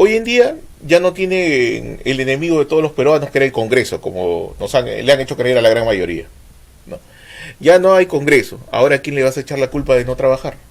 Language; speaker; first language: Spanish; native; Spanish